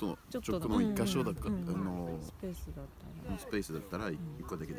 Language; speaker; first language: Japanese; non-native, fluent; French